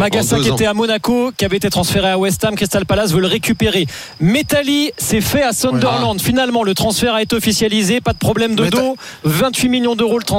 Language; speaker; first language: French; native; French